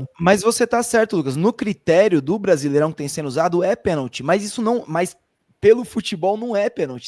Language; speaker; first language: Portuguese; native; Portuguese